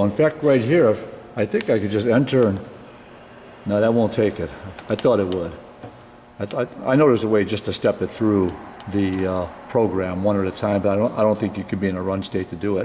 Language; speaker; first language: English; native; English